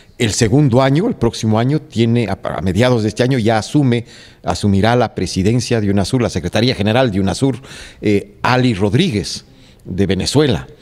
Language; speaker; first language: Spanish; native; Spanish